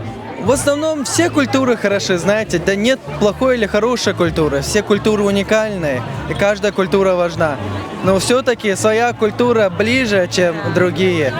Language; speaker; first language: Russian; non-native, local second language; Chechen